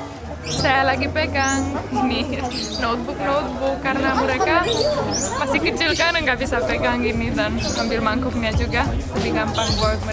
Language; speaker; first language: Indonesian; non-native, fluent; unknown